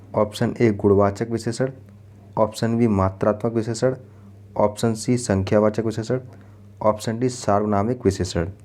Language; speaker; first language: Hindi; native; Hindi